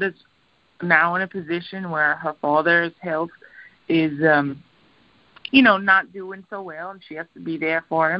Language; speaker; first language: English; native; English